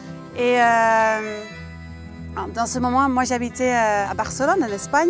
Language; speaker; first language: French; non-native, fluent; Dutch